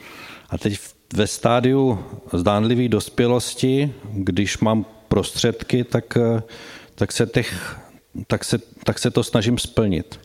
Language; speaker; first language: Czech; native; Czech